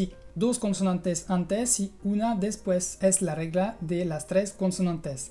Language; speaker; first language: Spanish; non-native, fluent; French